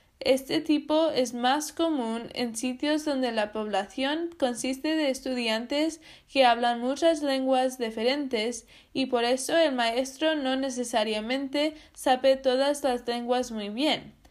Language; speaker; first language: Spanish; non-native, fluent; English